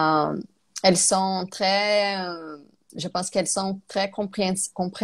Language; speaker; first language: French; non-native, learner; Portuguese